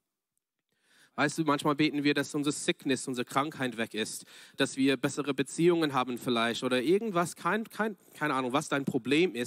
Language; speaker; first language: German; non-native, fluent; English